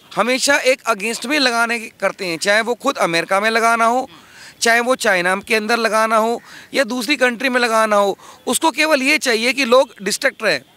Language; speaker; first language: Hindi; native; Hindi